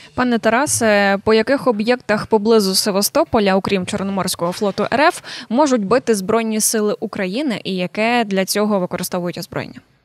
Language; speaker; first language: Ukrainian; native; Ukrainian